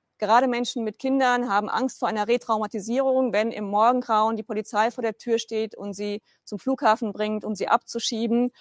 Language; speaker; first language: German; native; German